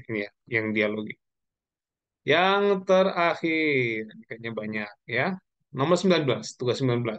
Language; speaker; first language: Indonesian; non-native, local second language; Javanese